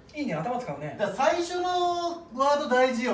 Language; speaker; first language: Japanese; native; Japanese